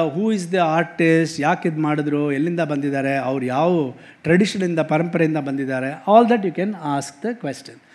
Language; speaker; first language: English; non-native, local second language; Kannada